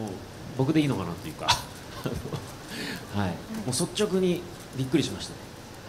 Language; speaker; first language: Japanese; native; Japanese